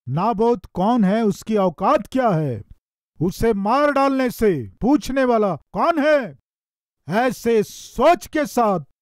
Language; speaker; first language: Hindi; non-native, local second language; Telugu